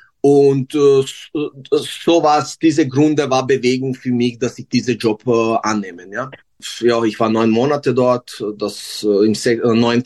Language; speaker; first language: German; non-native, learner; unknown